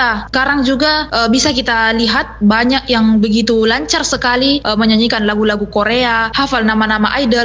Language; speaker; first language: Indonesian; native; Indonesian